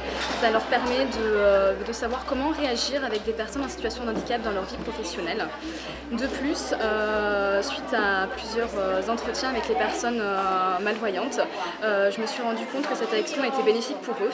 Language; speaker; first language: French; native; French